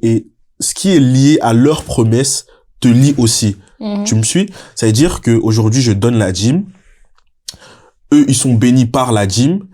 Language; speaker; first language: French; native; French